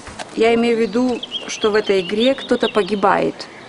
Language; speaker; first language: Russian; native; Russian